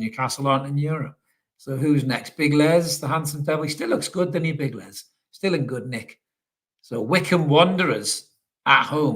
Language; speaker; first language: English; native; English